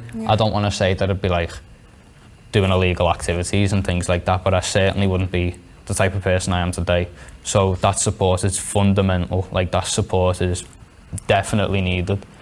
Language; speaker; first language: English; native; English